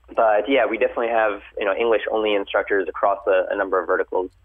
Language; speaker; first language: English; native; English